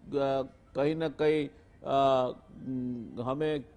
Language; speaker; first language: Hindi; non-native, local second language; Gujarati